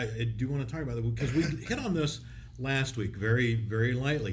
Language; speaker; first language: English; native; English